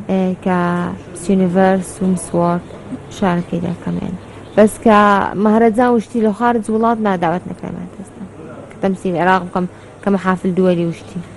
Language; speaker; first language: Central Kurdish; non-native, local second language; Arabic